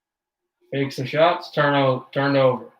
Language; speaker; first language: English; native; English